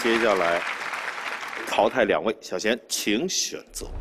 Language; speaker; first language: Chinese; native; Chinese